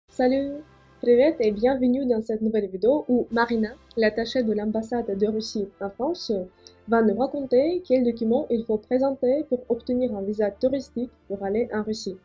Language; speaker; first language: French; non-native, fluent; Russian